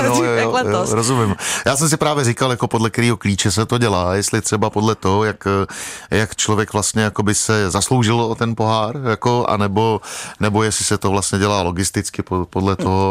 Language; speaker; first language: Czech; native; Czech